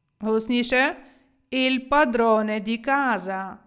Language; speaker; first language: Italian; non-native, fluent; Ukrainian